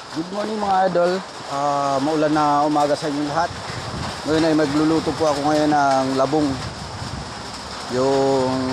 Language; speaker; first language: Filipino; non-native, local second language; Bikol